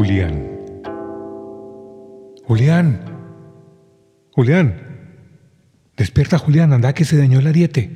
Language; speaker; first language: Spanish; native; Spanish